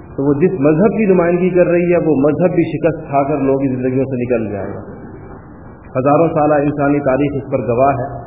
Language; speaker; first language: Urdu; non-native, local second language; Pashto